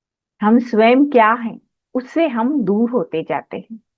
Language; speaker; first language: Hindi; native; Hindi